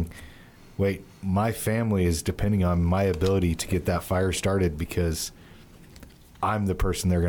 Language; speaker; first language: English; native; English